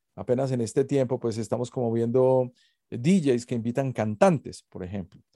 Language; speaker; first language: Spanish; native; Spanish